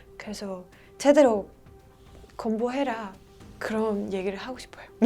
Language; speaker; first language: Korean; non-native, fluent; Spanish